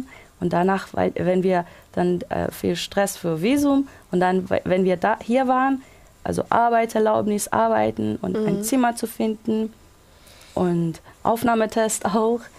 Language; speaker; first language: German; non-native, local second language; Persian